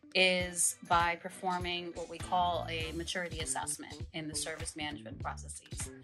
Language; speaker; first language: English; native; English